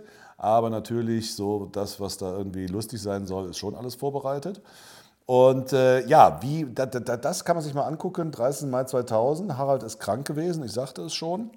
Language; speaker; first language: German; native; German